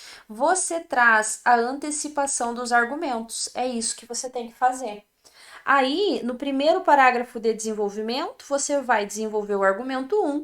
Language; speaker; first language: Portuguese; native; Portuguese